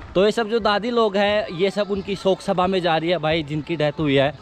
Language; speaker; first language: Hindi; native; Hindi